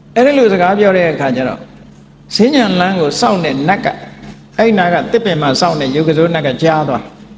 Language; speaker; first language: Burmese; native; Burmese